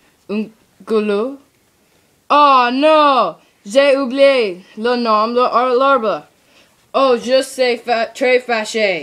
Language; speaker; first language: French; non-native, learner; English